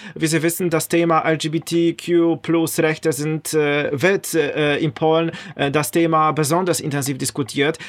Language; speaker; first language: German; non-native, fluent; Polish